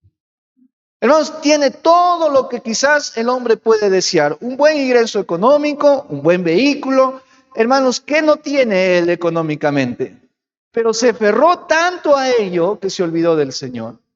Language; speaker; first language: Spanish; native; Spanish